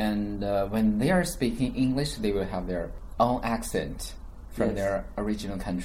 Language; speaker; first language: English; non-native, fluent; Chinese